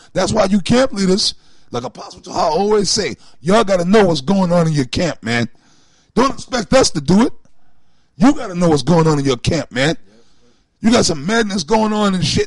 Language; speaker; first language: English; native; English